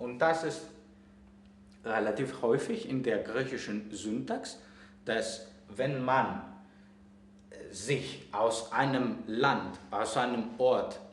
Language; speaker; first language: German; non-native, fluent; Greek